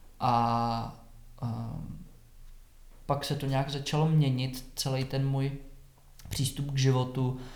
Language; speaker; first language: Czech; native; Czech